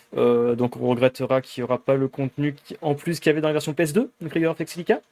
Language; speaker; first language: French; native; French